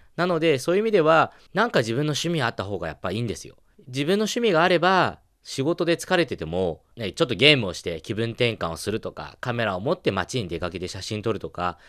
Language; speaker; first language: Japanese; non-native, fluent; Chinese